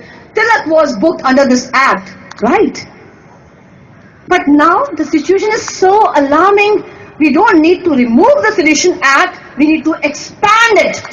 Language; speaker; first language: English; non-native, local second language; Hindi